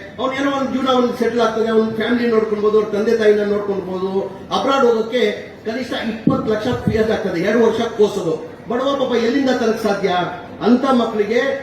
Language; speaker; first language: Kannada; non-native, local second language; Urdu